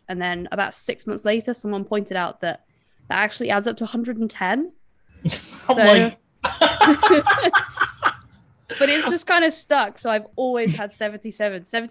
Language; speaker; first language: English; native; English